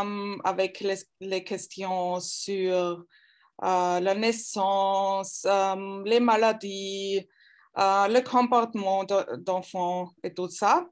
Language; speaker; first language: French; non-native, fluent; German